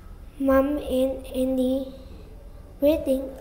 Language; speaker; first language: English; non-native, learner; Vietnamese